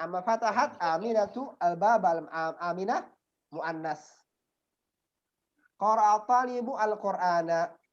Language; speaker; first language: Arabic; non-native, fluent; Indonesian